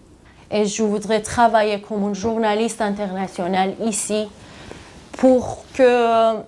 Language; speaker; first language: French; non-native, learner; Persian